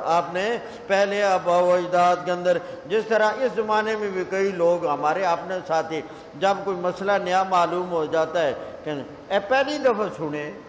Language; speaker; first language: Urdu; non-native, local second language; Punjabi